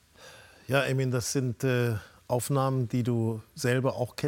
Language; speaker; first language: German; native; German